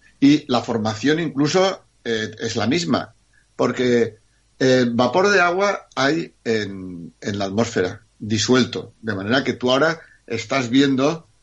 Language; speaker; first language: Spanish; native; Spanish